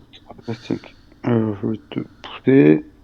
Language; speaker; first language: French; native; French